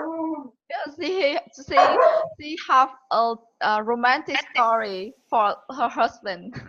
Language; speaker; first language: English; non-native, learner; Vietnamese